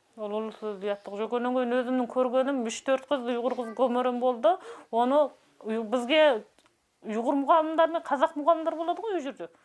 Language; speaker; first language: Kazakh; native; Kazakh